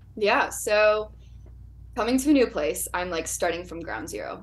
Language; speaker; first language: English; native; English